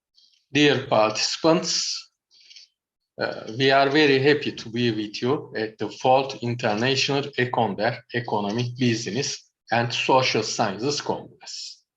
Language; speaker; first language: English; non-native, learner; Turkish